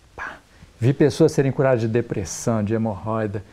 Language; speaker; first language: Portuguese; native; Portuguese